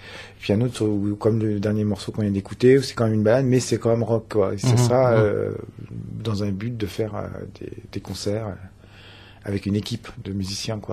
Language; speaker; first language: French; native; French